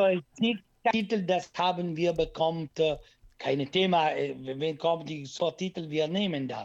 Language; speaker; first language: German; non-native, learner; Italian